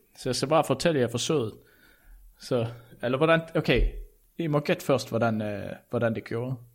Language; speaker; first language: Danish; native; Danish